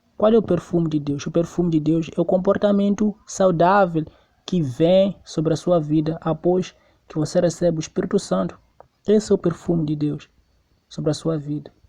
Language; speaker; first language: Portuguese; non-native, local second language; Tsonga